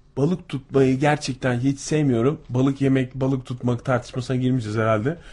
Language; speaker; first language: Turkish; native; Turkish